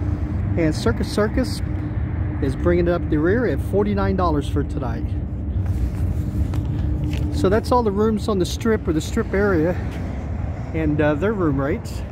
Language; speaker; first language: English; native; English